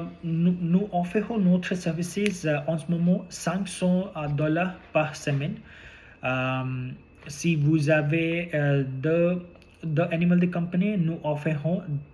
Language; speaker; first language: French; non-native, learner; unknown